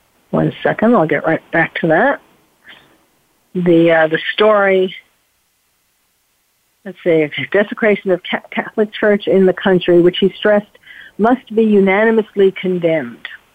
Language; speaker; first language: English; native; English